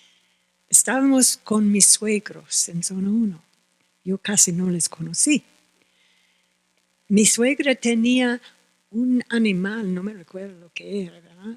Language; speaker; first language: Spanish; non-native, fluent; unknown